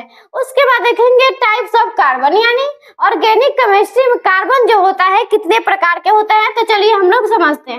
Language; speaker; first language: Hindi; native; Hindi